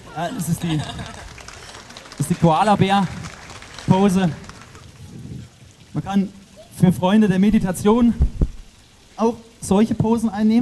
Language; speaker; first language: German; native; German